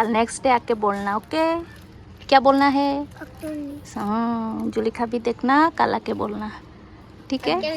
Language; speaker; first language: Hindi; non-native, local second language; Bangla